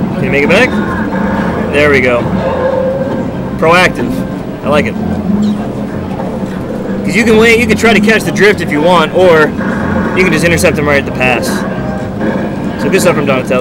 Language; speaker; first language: English; native; English